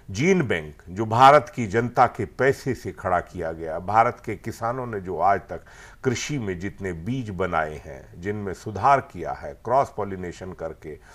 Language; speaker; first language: Hindi; native; Hindi